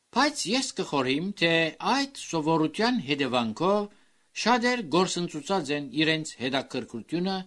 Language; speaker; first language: Armenian; early bilingual, heritage; Armenian